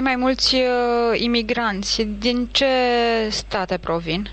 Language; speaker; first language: Romanian; native; Romanian